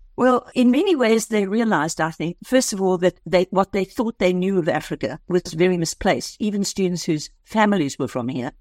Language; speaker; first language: English; native; English